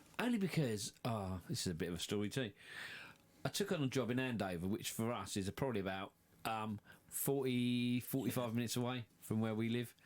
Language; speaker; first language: English; native; English